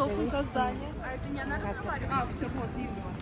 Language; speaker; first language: Russian; native; Russian